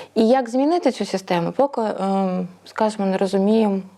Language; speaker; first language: Ukrainian; native; Ukrainian